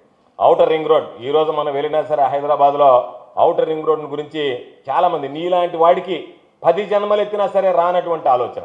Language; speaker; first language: Telugu; native; Telugu